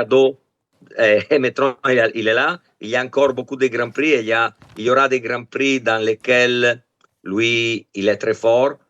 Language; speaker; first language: French; non-native, fluent; Italian